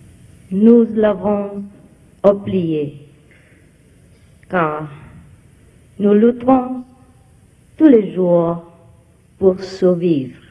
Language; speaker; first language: French; non-native, fluent; Vietnamese